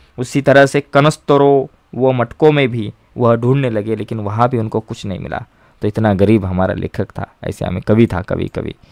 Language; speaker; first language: Hindi; non-native, local second language; Marathi